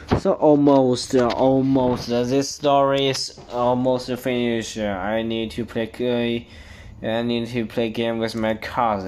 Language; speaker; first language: English; non-native, learner; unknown